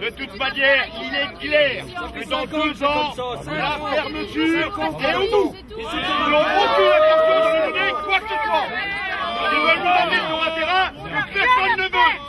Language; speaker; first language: French; native; French